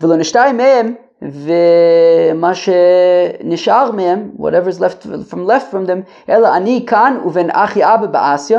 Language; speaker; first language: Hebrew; non-native, fluent; English